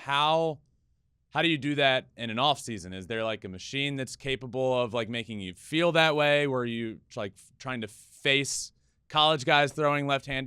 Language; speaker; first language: English; native; English